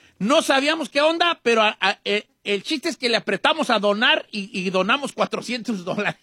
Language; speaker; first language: Spanish; native; Spanish